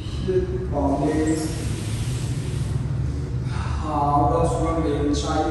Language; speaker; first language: Vietnamese; non-native, learner; Hindi